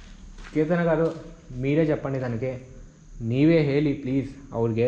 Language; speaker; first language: Kannada; non-native, local second language; Telugu